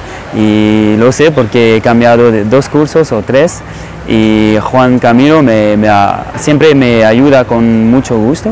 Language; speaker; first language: Spanish; non-native, fluent; French